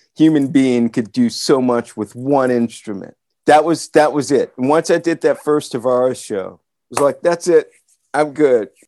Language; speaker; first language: English; native; English